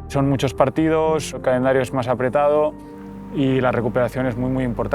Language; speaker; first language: Spanish; native; Spanish